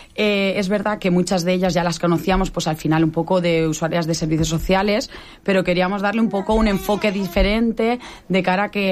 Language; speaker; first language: Spanish; native; Spanish